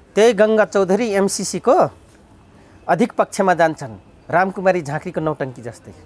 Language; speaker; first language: Nepali; non-native, local second language; Dangaura Tharu